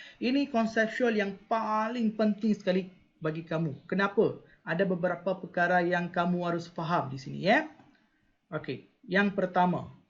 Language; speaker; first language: Malay; non-native, local second language; Tamil